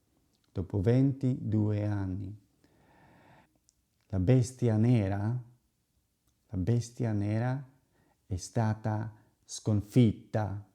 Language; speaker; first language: Italian; non-native, fluent; Slovak